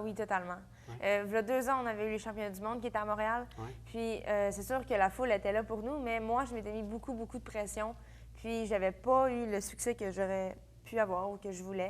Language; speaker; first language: French; native; French